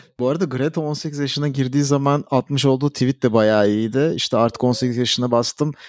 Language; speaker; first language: Turkish; native; Turkish